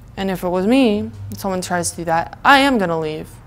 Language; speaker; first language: English; native; English